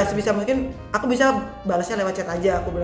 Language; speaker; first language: Indonesian; native; Indonesian